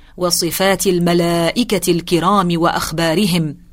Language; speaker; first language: Arabic; native; Arabic